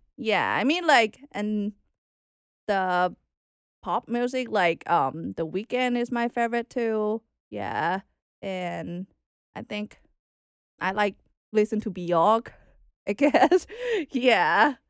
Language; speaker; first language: English; non-native, learner; Thai